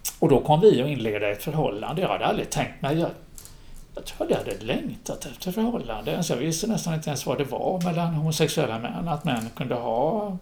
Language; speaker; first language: Swedish; native; Swedish